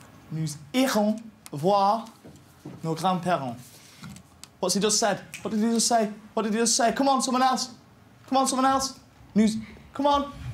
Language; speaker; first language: English; native; English